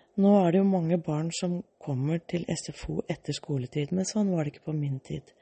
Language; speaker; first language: Norwegian; early bilingual, other home language; Danish